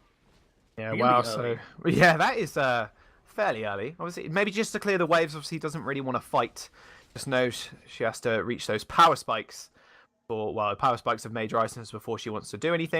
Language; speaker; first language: English; native; English